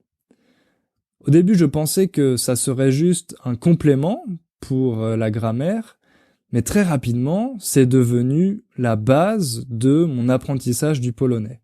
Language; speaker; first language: French; native; French